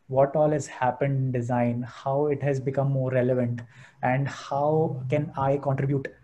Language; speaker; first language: English; non-native, local second language; Hindi